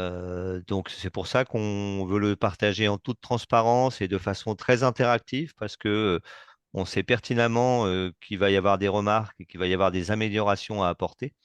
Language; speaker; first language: French; native; French